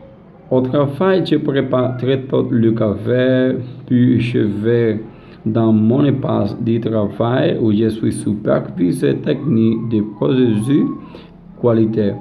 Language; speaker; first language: French; non-native, learner; Spanish